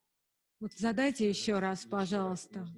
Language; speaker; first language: Russian; native; Russian